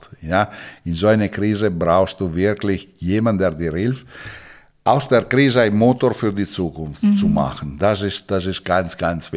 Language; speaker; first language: German; non-native, fluent; Italian